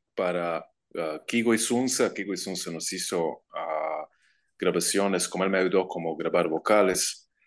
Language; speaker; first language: Spanish; non-native, fluent; Croatian